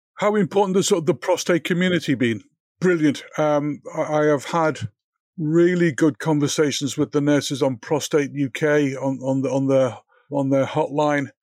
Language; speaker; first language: English; native; English